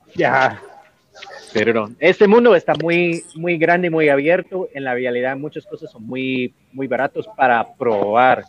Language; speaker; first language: Spanish; non-native, learner; English